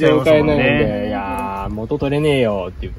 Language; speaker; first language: Japanese; native; Japanese